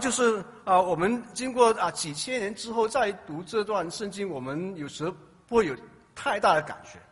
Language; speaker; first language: Chinese; native; Chinese